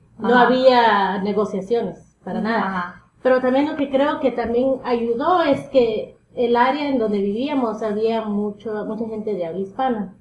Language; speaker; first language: Spanish; early bilingual, heritage; Spanish